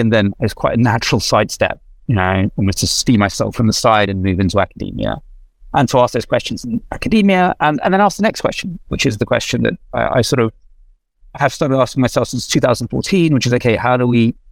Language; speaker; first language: English; native; English